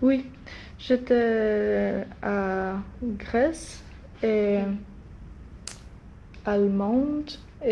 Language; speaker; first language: French; non-native, learner; Swedish